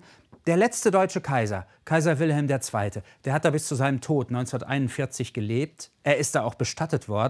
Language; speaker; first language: German; native; German